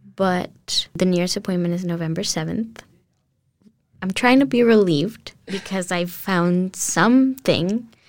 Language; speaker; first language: English; non-native, fluent; Spanish